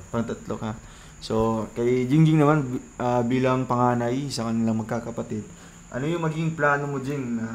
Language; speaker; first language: Filipino; non-native, local second language; Cebuano